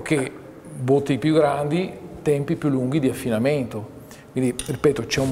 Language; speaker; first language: Italian; native; Italian